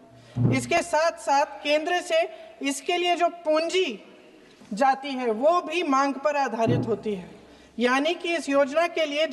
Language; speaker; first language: Hindi; native; Hindi